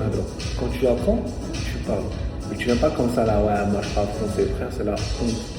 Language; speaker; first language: French; non-native, local second language; Arabic